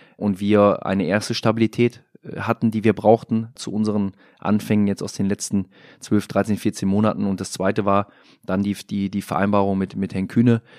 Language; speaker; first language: German; native; German